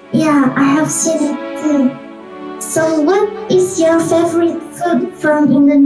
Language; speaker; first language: English; non-native, learner; Indonesian